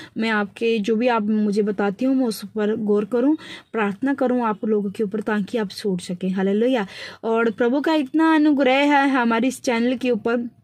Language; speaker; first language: Hindi; non-native, local second language; Punjabi